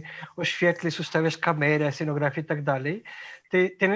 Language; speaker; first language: Polish; non-native, fluent; Spanish